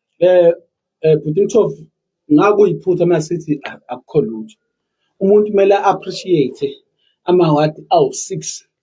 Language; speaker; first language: Zulu; native; Zulu